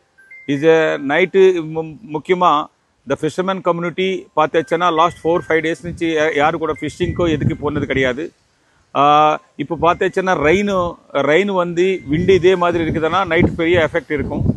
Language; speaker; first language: Tamil; non-native, local second language; Telugu